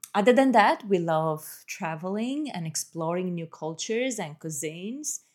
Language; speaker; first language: English; non-native, fluent; Romanian